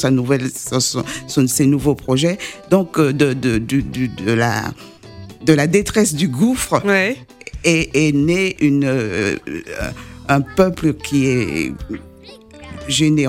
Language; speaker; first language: French; native; French